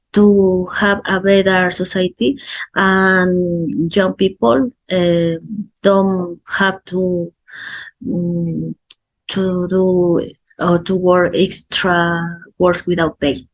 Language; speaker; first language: English; non-native, learner; Spanish